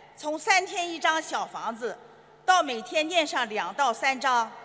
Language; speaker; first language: Chinese; native; Chinese